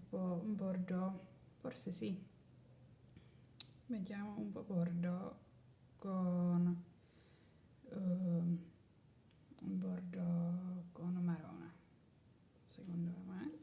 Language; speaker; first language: Italian; non-native, learner; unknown